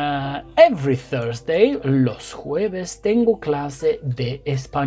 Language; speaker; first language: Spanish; non-native, fluent; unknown